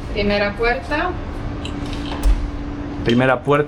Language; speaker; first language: Spanish; non-native, fluent; Estonian